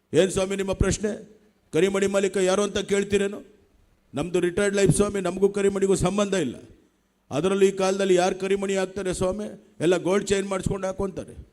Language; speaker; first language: Kannada; native; Kannada